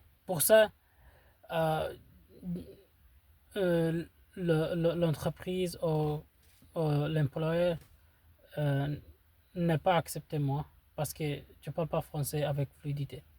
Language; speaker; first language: French; non-native, learner; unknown